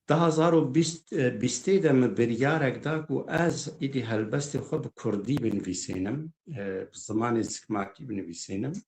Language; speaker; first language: Kurdish; native; Kurdish